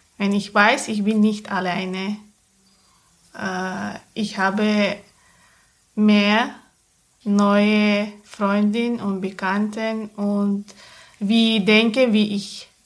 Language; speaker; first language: German; non-native, learner; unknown